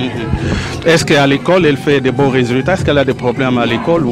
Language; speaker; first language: French; native; French